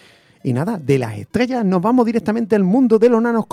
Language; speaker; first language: Spanish; native; Spanish